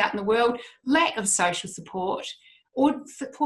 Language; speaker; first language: English; native; English